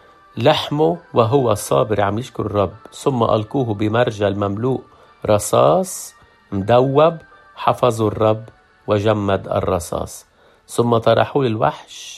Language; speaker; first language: Arabic; native; Arabic